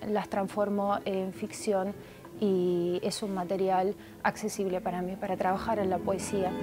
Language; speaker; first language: Spanish; early bilingual, other home language; Russian